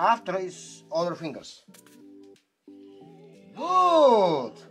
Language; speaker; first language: English; non-native, learner; Slovak